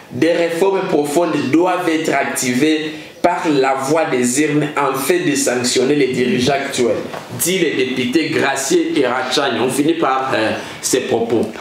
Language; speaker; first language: French; non-native, local second language; Lingala